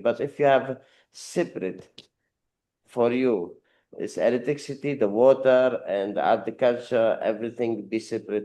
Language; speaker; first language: English; non-native, learner; Arabic